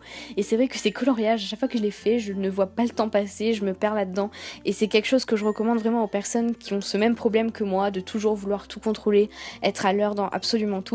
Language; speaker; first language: French; native; French